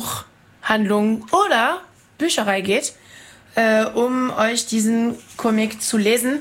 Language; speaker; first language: German; non-native, fluent; French